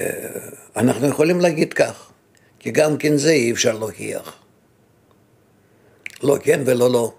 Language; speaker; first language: Hebrew; non-native, fluent; Russian